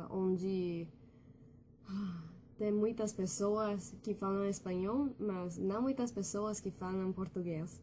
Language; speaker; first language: Portuguese; non-native, learner; English